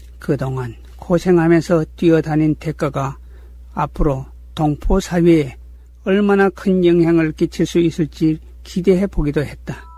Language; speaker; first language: Korean; native; Korean